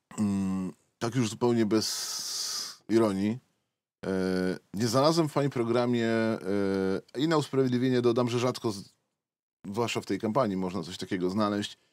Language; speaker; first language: Polish; native; Polish